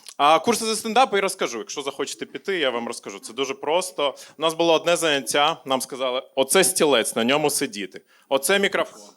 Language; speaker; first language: Ukrainian; non-native, local second language; Russian